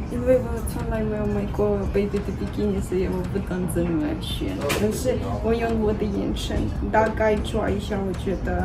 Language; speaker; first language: Chinese; non-native, fluent; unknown